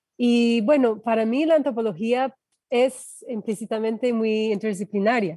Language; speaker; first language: Spanish; non-native, fluent; English